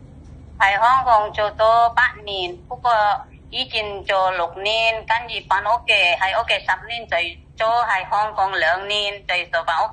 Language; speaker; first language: Cantonese; non-native, fluent; Indonesian